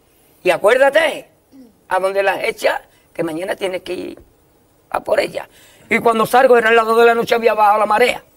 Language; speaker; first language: Spanish; native; Spanish